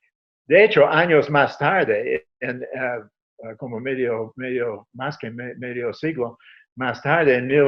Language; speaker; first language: Spanish; non-native, fluent; English